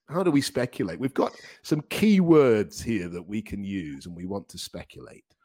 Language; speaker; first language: English; native; English